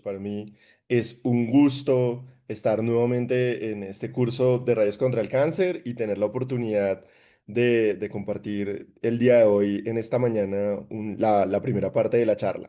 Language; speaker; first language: Spanish; native; Spanish